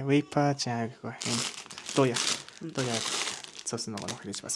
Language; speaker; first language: Mongolian; non-native, learner; Japanese